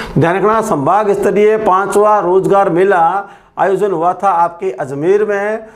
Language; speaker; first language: Hindi; native; Hindi